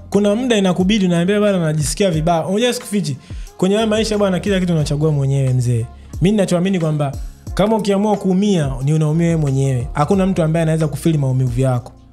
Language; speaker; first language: Swahili; native; Swahili